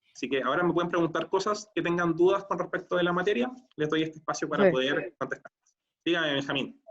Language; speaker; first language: Spanish; native; Spanish